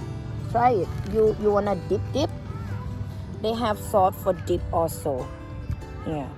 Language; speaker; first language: English; non-native, learner; Thai